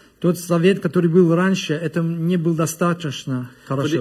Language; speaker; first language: Russian; non-native, learner; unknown